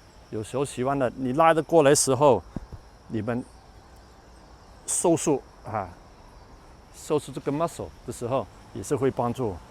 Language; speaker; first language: Chinese; non-native, local second language; Cantonese